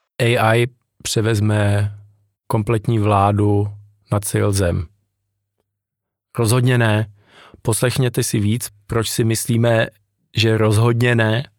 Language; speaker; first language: Czech; native; Czech